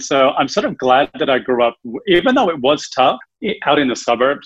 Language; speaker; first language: English; native; English